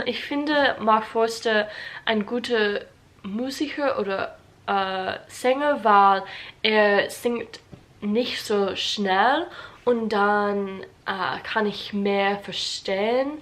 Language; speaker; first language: German; non-native, learner; English